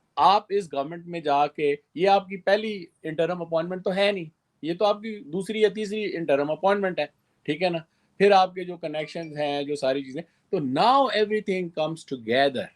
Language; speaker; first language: Urdu; non-native, local second language; Sindhi